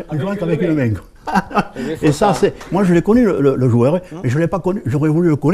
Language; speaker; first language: French; native; French